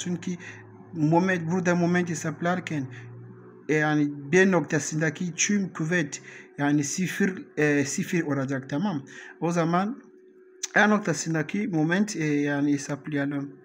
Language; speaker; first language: Turkish; non-native, learner; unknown